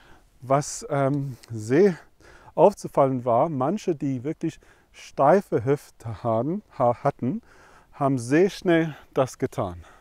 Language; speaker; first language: German; non-native, fluent; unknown